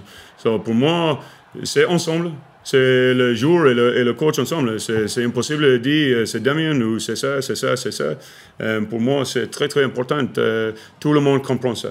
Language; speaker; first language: French; non-native, learner; English